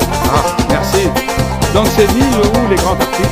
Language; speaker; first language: French; non-native, fluent; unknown